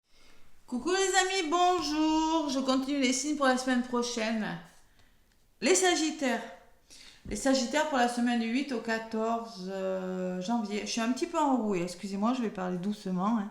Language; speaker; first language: French; native; French